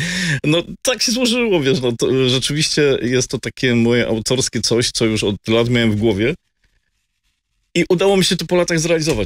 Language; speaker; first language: Polish; native; Polish